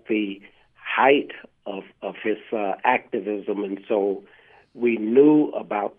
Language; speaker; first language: English; native; English